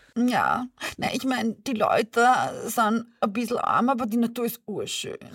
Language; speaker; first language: German; early bilingual, other home language; Serbian